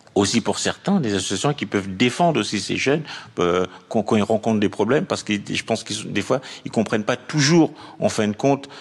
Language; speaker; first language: French; native; French